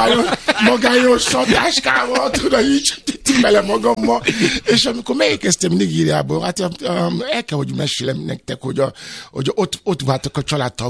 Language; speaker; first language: Hungarian; non-native, fluent; Yoruba